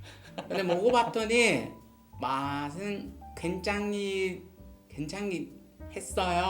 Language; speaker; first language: Korean; non-native, learner; Japanese